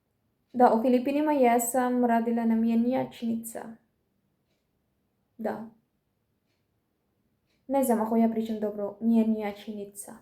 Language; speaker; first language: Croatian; non-native, learner; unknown